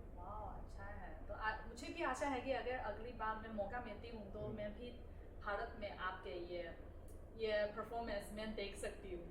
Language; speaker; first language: Hindi; non-native, fluent; Chinese